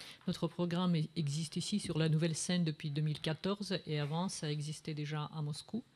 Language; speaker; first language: French; non-native, fluent; Russian